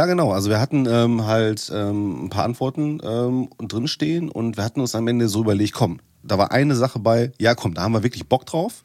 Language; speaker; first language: German; native; German